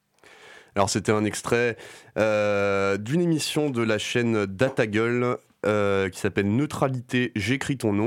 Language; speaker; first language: French; native; French